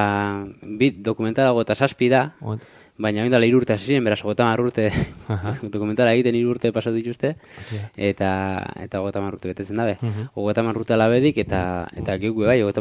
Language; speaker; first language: Basque; native; Basque